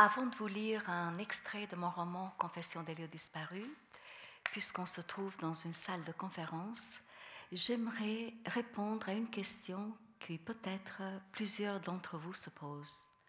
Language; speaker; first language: French; non-native, fluent; Albanian